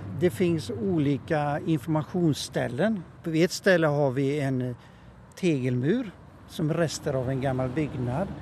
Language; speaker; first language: Swedish; native; Swedish